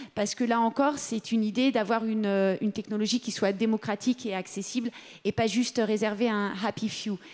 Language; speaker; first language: French; native; French